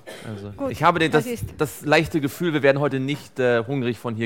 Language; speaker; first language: German; native; German